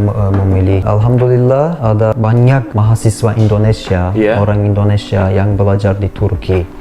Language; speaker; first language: Indonesian; non-native, learner; Turkish